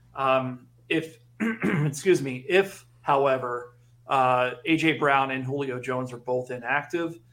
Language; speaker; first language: English; native; English